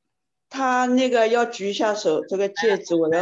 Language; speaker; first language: Chinese; native; Chinese